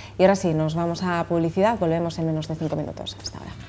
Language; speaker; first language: Spanish; native; Spanish